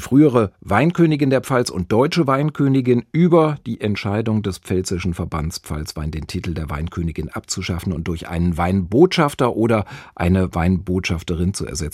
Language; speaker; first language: German; native; German